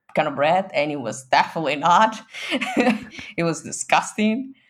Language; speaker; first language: English; non-native, fluent; Spanish